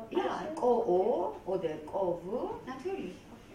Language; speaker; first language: German; non-native, fluent; Georgian